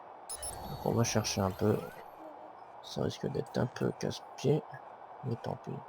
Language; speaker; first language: French; native; French